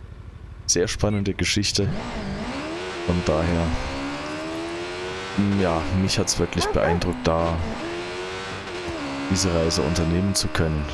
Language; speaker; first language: German; native; German